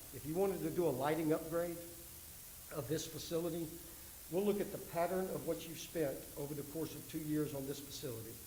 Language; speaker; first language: English; native; English